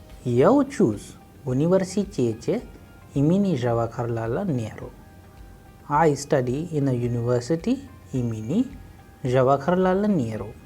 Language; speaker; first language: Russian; non-native, fluent; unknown